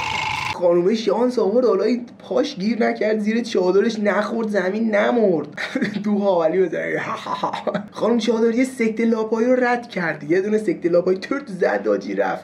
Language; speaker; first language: Persian; native; Persian